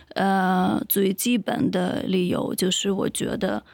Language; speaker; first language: Chinese; non-native, fluent; Russian